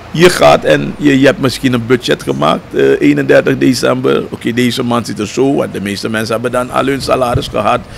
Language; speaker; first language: Dutch; native; Dutch